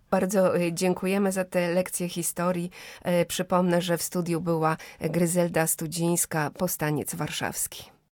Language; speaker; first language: Polish; native; Polish